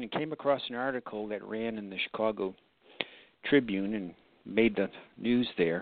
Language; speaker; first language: English; native; English